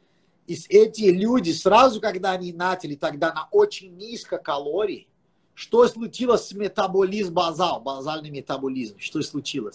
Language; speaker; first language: Russian; non-native, fluent; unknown